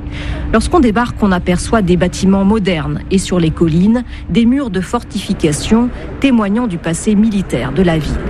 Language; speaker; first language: French; native; French